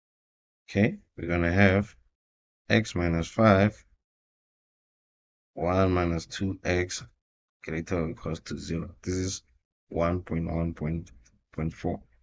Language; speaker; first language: English; non-native, local second language; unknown